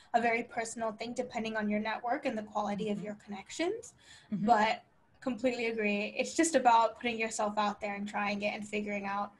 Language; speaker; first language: English; native; English